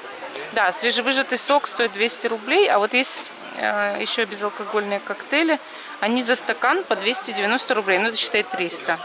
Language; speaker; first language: Russian; native; Russian